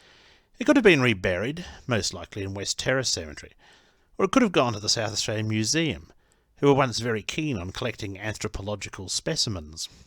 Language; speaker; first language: English; native; English